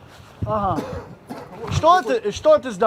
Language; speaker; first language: Russian; non-native, learner; English